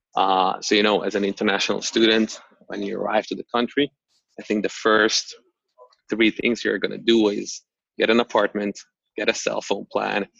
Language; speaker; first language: English; non-native, fluent; Slovak